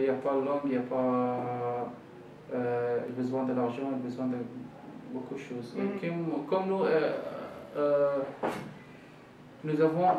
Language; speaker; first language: French; non-native, learner; Arabic